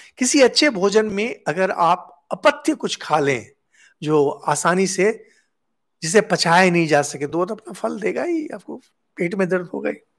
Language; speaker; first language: Hindi; non-native, local second language; Bangla